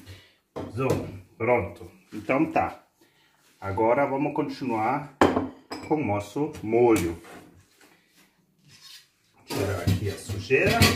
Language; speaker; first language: Portuguese; non-native, fluent; German